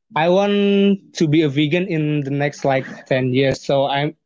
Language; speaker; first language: English; non-native, fluent; Indonesian